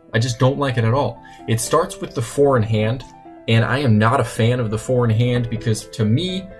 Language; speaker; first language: English; native; English